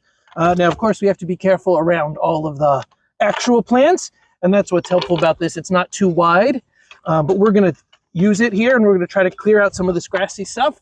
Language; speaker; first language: English; native; English